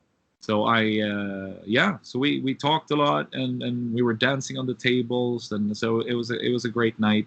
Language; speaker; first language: English; non-native, fluent; Swedish